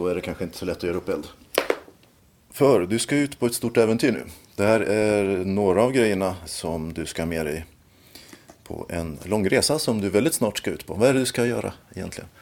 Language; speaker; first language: Swedish; native; Swedish